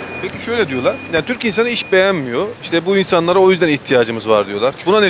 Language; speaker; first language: Turkish; native; Turkish